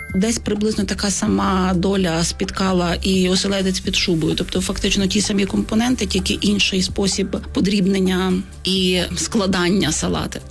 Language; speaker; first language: Ukrainian; native; Ukrainian